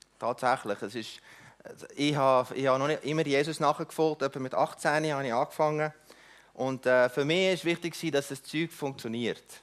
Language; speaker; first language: German; non-native, fluent; Afrikaans